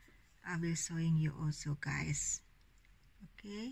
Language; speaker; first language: English; non-native, learner; Indonesian